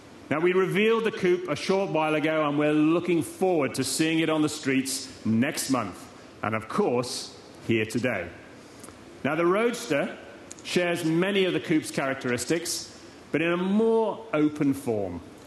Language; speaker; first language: English; native; English